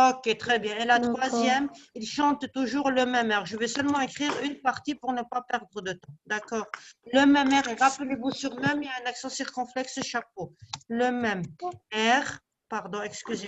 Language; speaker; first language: French; non-native, local second language; Arabic